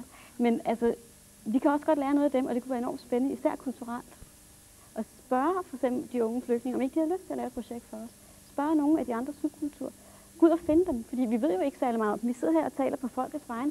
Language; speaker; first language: Danish; native; Danish